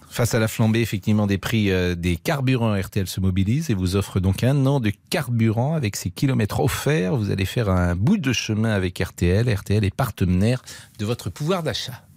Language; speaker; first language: French; native; French